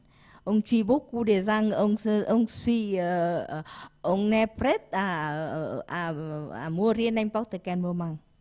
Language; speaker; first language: French; non-native, learner; Vietnamese